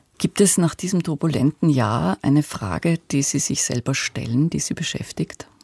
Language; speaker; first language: German; native; German